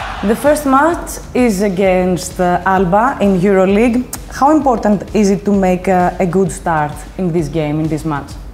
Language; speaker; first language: English; non-native, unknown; Greek